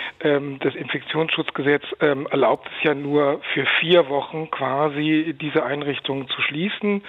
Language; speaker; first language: German; native; German